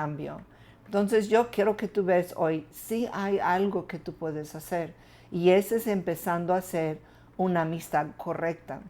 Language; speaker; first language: Spanish; non-native, fluent; English